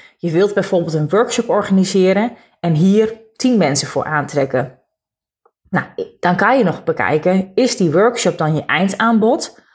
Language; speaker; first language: Dutch; native; Dutch